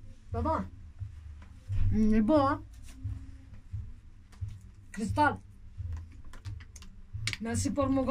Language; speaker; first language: French; non-native, local second language; Romanian